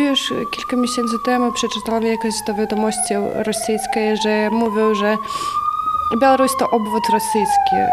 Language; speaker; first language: Polish; non-native, learner; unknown